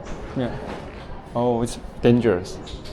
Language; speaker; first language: English; non-native, learner; Chinese